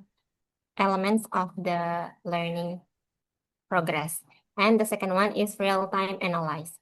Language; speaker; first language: English; non-native, learner; Indonesian